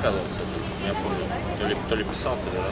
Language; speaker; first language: Russian; native; Russian